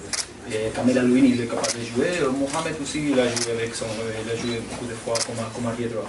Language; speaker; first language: French; non-native, fluent; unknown